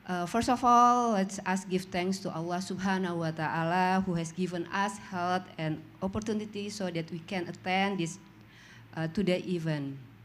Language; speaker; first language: English; non-native, learner; Indonesian